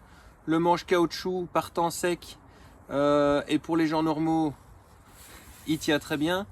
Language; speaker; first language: French; native; French